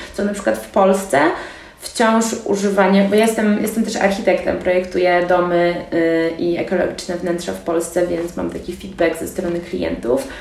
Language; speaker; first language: Polish; native; Polish